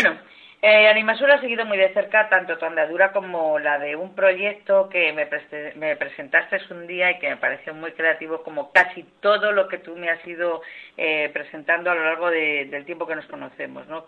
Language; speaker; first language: Spanish; native; Spanish